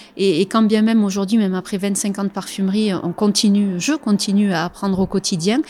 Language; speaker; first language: French; native; French